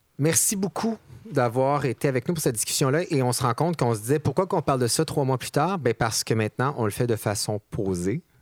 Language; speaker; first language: French; native; French